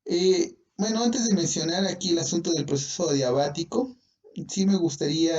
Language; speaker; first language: Spanish; native; Spanish